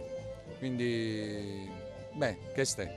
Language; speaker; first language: Italian; native; Italian